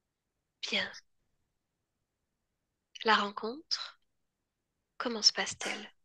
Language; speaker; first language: French; native; French